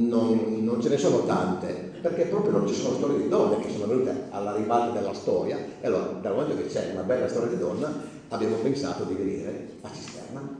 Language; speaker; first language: Italian; native; Italian